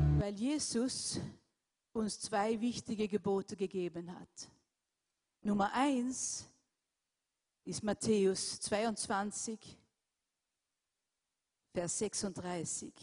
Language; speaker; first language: German; non-native, fluent; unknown